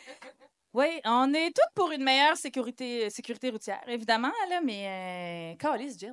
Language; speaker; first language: French; native; French